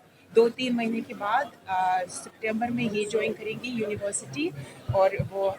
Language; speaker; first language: Hindi; non-native, fluent; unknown